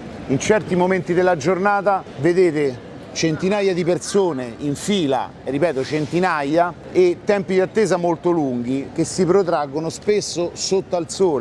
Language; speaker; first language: Italian; native; Italian